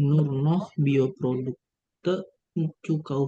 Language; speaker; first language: German; non-native, learner; Indonesian